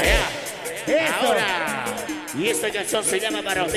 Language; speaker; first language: Spanish; native; Spanish